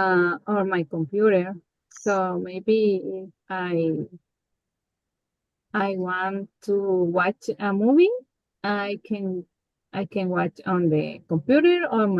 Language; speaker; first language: English; non-native, learner; Spanish